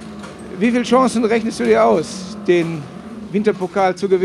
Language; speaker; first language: German; native; German